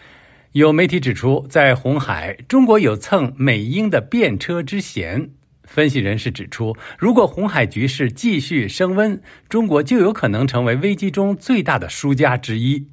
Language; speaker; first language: Chinese; native; Chinese